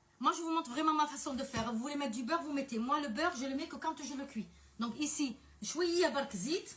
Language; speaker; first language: French; early bilingual, other home language; Arabic